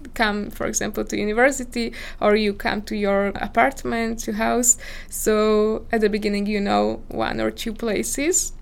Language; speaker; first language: English; non-native, fluent; Slovak